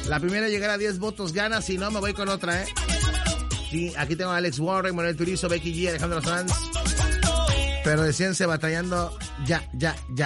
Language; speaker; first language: Spanish; native; Spanish